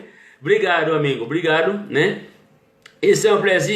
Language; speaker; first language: Portuguese; non-native, learner; Haitian Creole